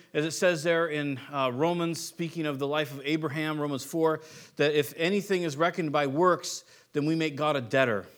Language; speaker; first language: English; native; English